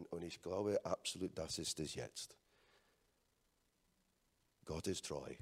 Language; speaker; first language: German; non-native, fluent; English